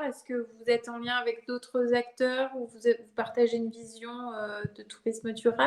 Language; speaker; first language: French; native; French